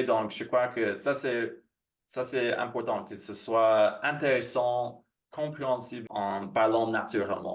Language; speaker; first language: French; non-native, fluent; English